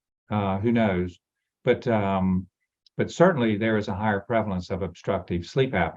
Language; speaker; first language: English; native; English